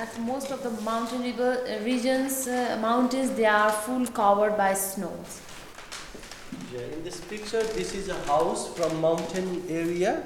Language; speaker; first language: English; non-native, fluent; Nepali